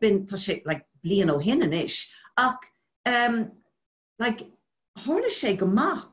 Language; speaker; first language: Irish; non-native, local second language; English